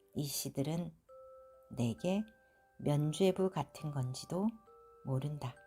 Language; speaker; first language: Korean; native; Korean